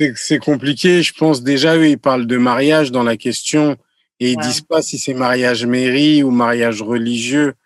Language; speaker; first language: French; native; French